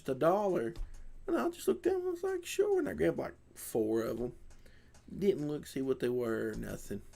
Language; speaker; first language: English; native; English